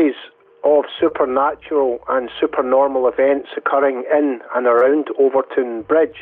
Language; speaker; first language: English; native; English